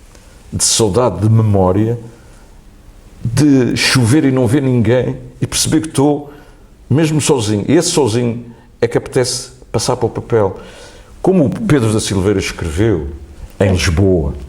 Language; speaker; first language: Portuguese; native; Portuguese